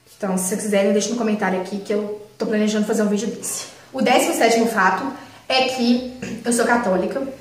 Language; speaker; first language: Portuguese; native; Portuguese